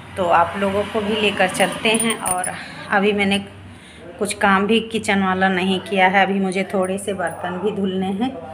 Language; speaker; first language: Hindi; native; Hindi